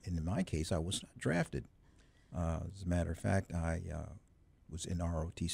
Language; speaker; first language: English; native; English